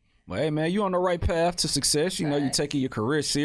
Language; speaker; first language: English; native; English